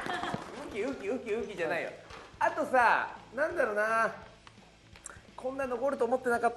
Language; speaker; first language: Japanese; native; Japanese